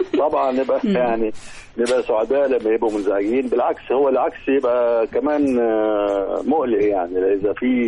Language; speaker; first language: Arabic; native; Arabic